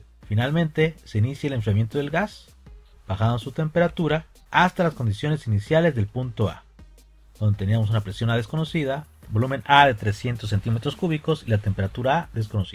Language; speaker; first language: Spanish; native; Spanish